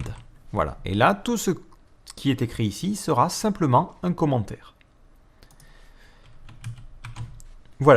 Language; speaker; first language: French; native; French